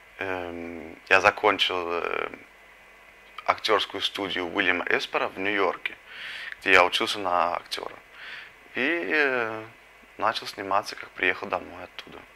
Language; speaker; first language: Russian; early bilingual, heritage; Russian